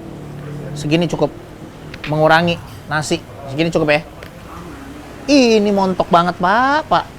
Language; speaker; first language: Indonesian; native; Indonesian